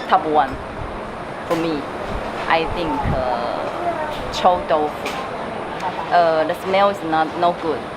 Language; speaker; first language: English; non-native, learner; Chinese